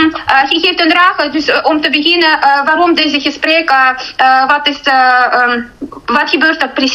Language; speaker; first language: Dutch; non-native, fluent; Russian